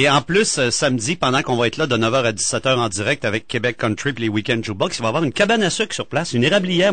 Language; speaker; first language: French; native; French